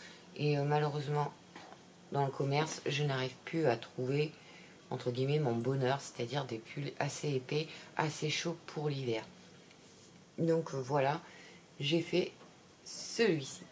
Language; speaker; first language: French; native; French